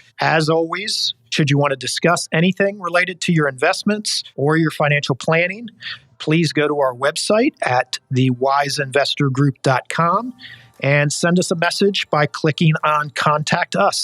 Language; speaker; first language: English; native; English